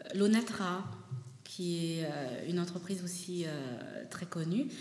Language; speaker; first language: French; non-native, local second language; Lingala